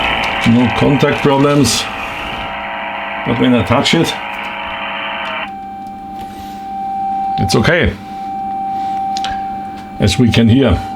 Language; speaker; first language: English; non-native, fluent; German